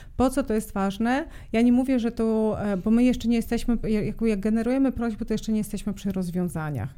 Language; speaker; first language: Polish; non-native, fluent; Serbian